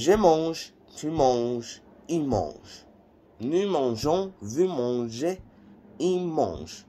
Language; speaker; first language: French; non-native, learner; English